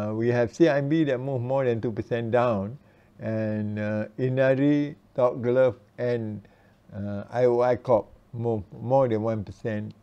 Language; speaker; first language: English; non-native, local second language; Malay